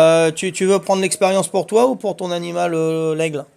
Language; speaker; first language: French; native; French